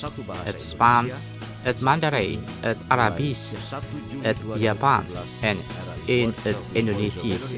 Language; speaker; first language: Dutch; non-native, learner; Indonesian